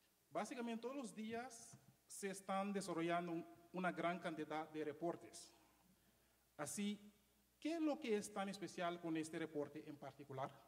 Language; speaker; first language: Spanish; non-native, fluent; Papiamento